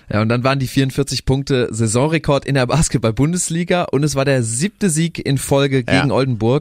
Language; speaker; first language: German; native; German